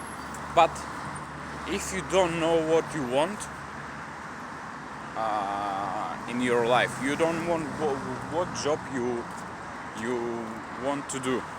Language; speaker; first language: English; non-native, learner; Russian